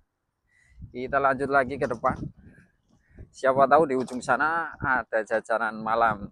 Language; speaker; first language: Indonesian; non-native, local second language; Javanese